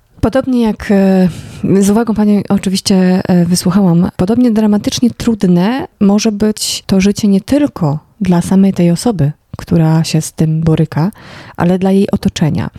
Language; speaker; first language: Polish; native; Polish